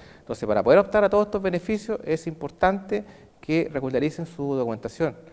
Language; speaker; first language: Spanish; native; Spanish